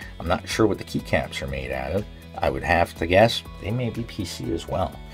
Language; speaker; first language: English; native; English